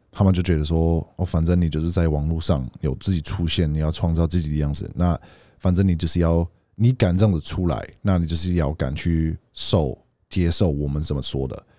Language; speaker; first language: Chinese; native; Chinese